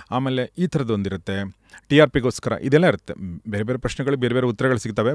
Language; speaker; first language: Kannada; native; Kannada